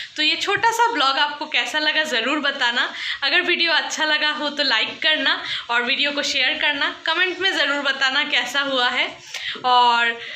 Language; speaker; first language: Hindi; non-native, local second language; Bangla